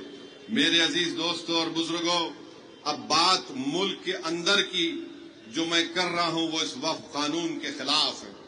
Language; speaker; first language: Urdu; native; Urdu